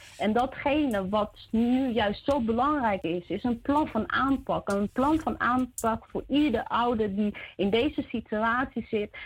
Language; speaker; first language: Dutch; early bilingual, other home language; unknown